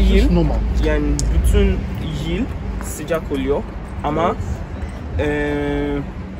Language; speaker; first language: Turkish; non-native, learner; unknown